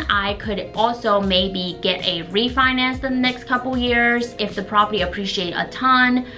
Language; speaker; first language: English; non-native, fluent; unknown